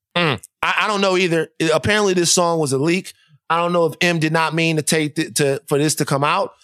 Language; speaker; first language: English; native; English